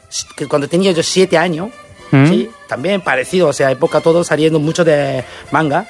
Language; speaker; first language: Spanish; non-native, learner; Japanese